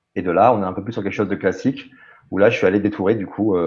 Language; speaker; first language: French; native; French